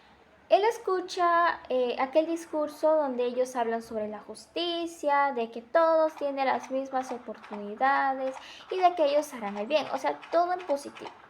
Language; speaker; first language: Spanish; native; Spanish